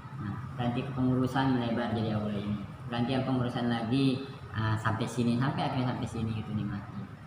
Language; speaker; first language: Indonesian; native; Indonesian